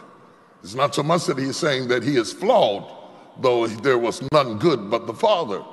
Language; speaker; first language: English; native; English